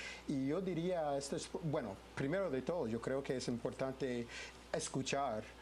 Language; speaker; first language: Spanish; non-native, fluent; English